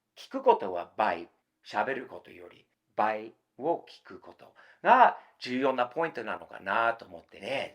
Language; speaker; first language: Japanese; non-native, fluent; English